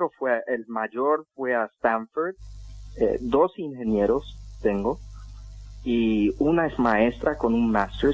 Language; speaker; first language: Spanish; non-native, fluent; English